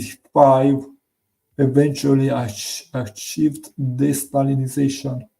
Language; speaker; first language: English; non-native, learner; Romanian